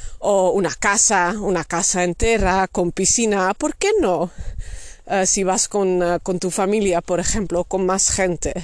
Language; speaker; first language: Spanish; non-native, fluent; Dutch